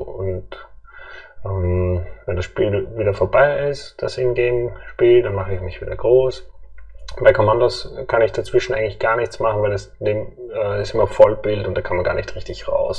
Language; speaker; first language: German; native; German